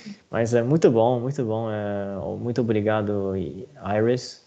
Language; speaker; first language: Portuguese; non-native, fluent; Chinese